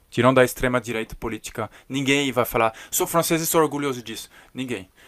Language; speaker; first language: Portuguese; non-native, fluent; French